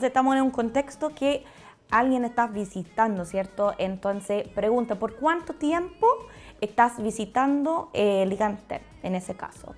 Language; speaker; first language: Spanish; non-native, fluent; English